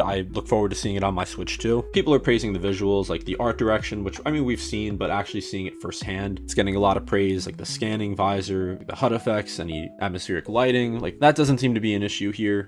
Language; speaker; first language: English; native; English